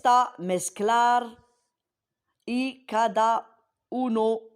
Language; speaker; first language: Spanish; non-native, fluent; Arabic